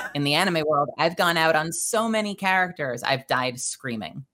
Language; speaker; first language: English; native; English